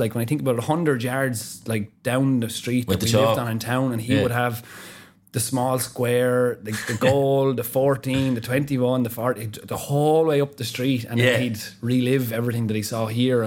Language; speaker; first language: English; native; English